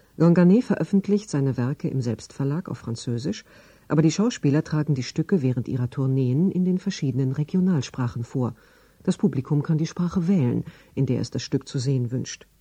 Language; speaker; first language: German; native; German